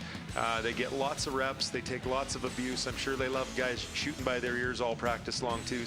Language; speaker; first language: English; native; English